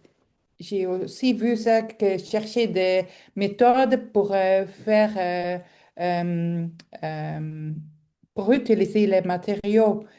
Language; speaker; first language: French; non-native, local second language; Dutch